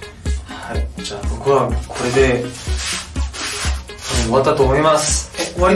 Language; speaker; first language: Japanese; non-native, fluent; Korean